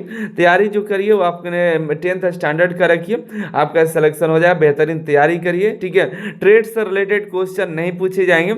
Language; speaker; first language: Hindi; native; Hindi